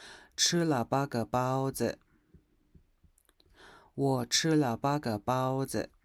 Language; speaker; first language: Chinese; non-native, fluent; Mongolian